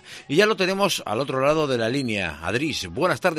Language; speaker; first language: Spanish; native; Spanish